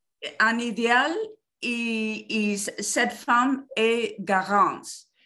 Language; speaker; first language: French; non-native, learner; Spanish